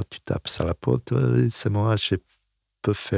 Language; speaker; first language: French; non-native, fluent; Bosnian